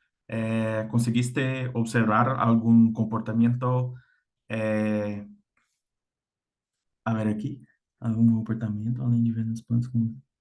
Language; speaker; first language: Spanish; non-native, fluent; Portuguese